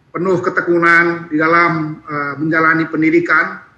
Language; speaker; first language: Indonesian; native; Indonesian